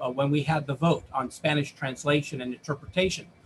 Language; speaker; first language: English; native; English